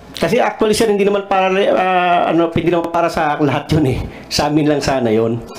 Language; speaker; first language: Filipino; non-native, local second language; Cebuano